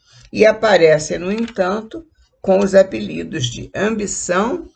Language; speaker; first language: Portuguese; native; Portuguese